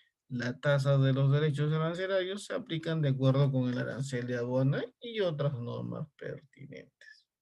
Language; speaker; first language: Spanish; native; Spanish